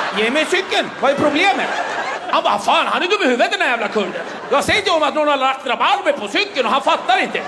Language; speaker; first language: Swedish; non-native, fluent; Kurdish